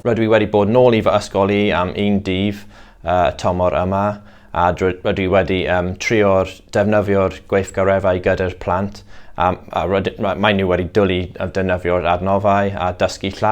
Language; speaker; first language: Welsh; non-native, local second language; English